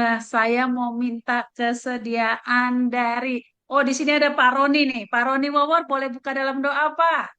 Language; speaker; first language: Indonesian; native; Indonesian